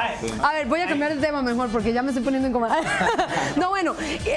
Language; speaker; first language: Spanish; native; Spanish